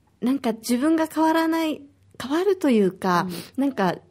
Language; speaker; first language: Japanese; native; Japanese